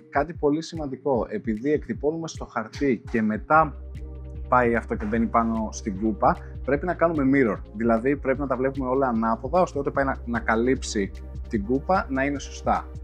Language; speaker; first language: Greek; native; Greek